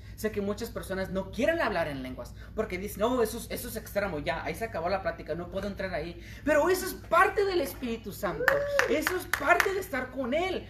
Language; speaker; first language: Spanish; early bilingual, heritage; Spanish